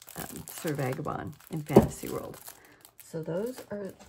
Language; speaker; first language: English; native; English